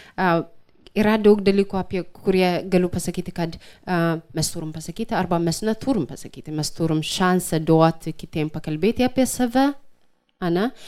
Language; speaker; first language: Lithuanian; non-native, fluent; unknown